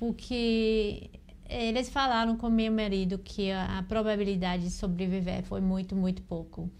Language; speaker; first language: Portuguese; non-native, learner; English